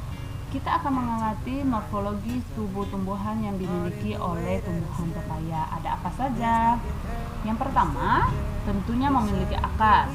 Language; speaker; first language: Indonesian; native; Indonesian